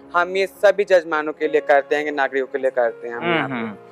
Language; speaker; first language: Hindi; native; Hindi